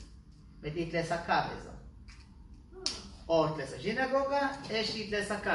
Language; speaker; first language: Hungarian; non-native, learner; Hebrew